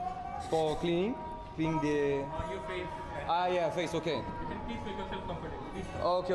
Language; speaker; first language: English; non-native, learner; French